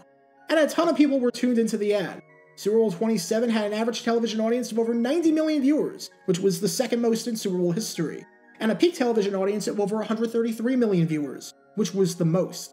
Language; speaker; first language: English; native; English